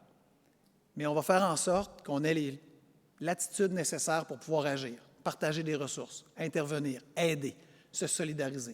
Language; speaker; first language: French; native; French